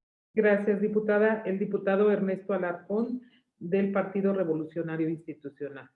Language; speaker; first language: Spanish; native; Spanish